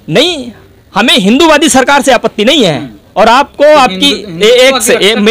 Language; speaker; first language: Hindi; native; Hindi